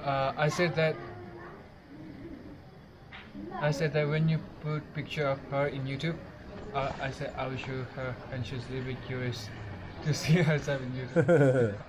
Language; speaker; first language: English; non-native, local second language; Nepali